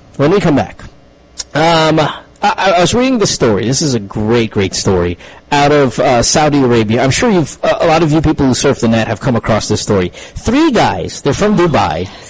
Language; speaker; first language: English; non-native, local second language; Filipino